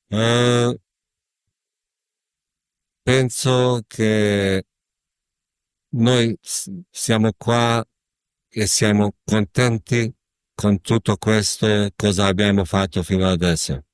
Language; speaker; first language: Italian; non-native, fluent; Bosnian